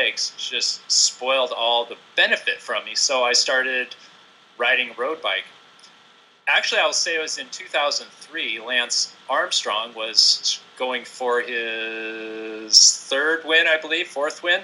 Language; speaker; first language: English; native; English